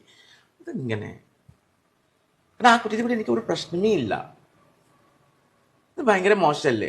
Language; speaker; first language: Malayalam; non-native, fluent; Assamese